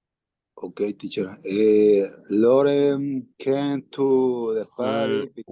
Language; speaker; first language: English; non-native, learner; Spanish